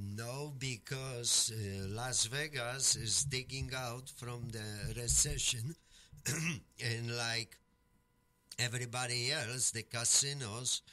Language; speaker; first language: English; non-native, fluent; Polish